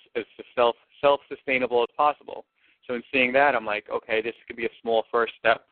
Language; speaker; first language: English; native; English